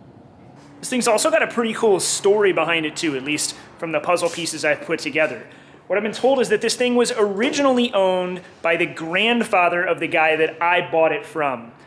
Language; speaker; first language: English; native; English